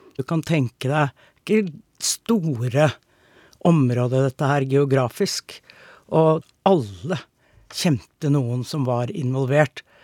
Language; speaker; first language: Norwegian; native; Norwegian